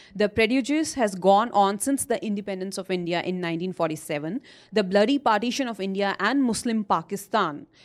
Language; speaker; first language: English; non-native, local second language; Hindi